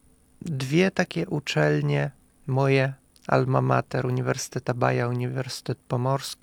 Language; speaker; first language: Polish; non-native, fluent; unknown